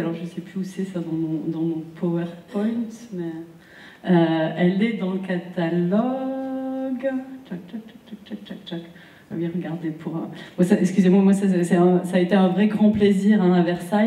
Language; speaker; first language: French; native; French